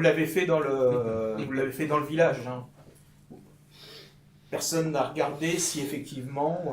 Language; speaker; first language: French; native; French